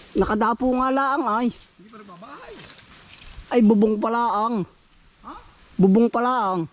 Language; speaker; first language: Filipino; native; Filipino